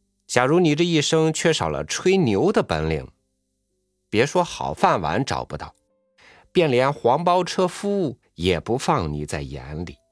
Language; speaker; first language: Chinese; native; Chinese